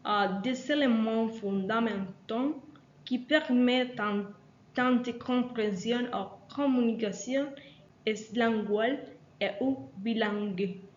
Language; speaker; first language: French; non-native, learner; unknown